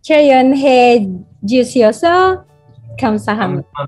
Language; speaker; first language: Korean; non-native, learner; Indonesian